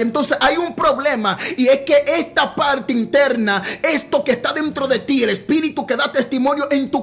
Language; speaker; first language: Spanish; native; Spanish